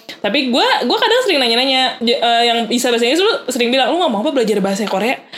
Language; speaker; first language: Indonesian; native; Indonesian